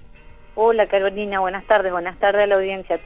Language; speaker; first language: Spanish; native; Spanish